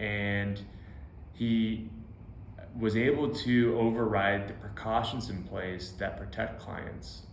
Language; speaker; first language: English; native; English